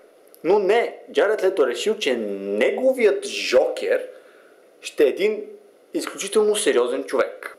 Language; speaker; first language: Bulgarian; native; Bulgarian